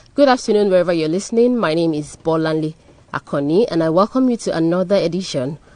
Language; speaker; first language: English; non-native, local second language; Yoruba